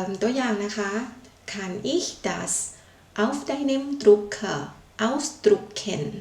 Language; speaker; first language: German; non-native, learner; Thai